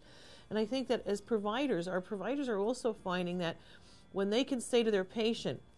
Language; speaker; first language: English; native; English